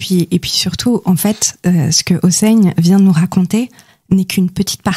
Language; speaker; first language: French; native; French